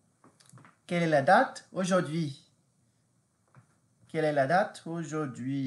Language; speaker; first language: French; non-native, fluent; English